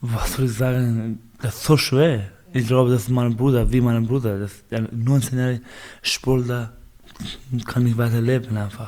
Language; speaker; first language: German; non-native, learner; Persian